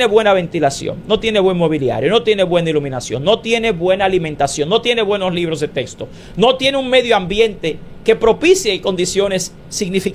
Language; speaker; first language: Spanish; native; Spanish